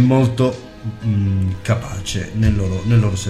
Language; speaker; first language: Italian; native; Italian